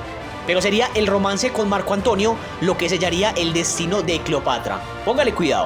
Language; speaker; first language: Spanish; native; Spanish